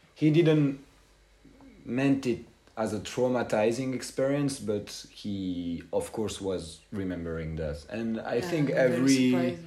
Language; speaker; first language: English; non-native, fluent; French